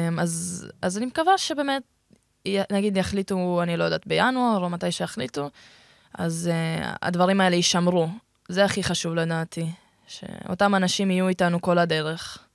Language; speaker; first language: Hebrew; early bilingual, other home language; Russian